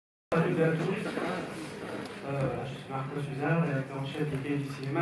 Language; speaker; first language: French; native; French